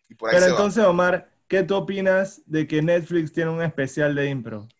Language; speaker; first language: Spanish; native; Spanish